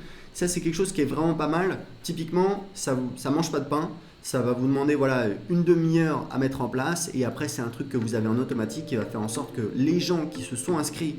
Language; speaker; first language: French; native; French